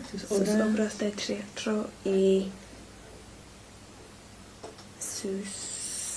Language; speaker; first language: Spanish; non-native, learner; English